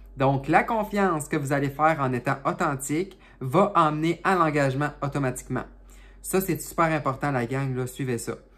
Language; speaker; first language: French; native; French